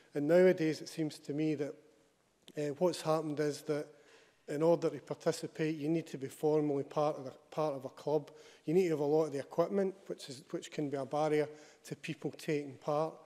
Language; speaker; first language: English; native; English